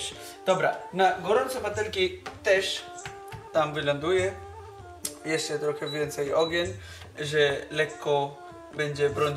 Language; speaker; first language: Polish; non-native, learner; Bangla